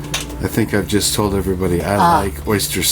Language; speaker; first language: English; native; English